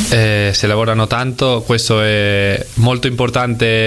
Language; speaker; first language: Italian; non-native, learner; Spanish